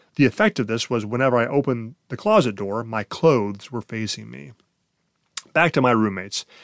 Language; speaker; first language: English; native; English